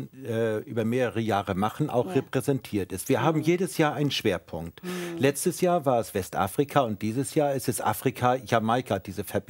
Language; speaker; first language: German; native; German